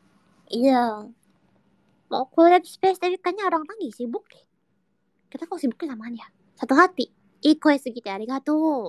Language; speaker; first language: Japanese; non-native, learner; Indonesian